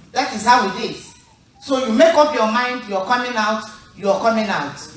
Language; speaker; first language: English; non-native, local second language; Igbo